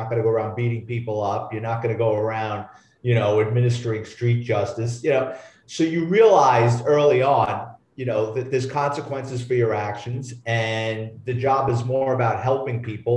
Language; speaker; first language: English; native; English